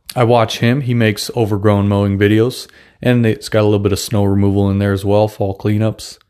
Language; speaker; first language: English; non-native, fluent; Russian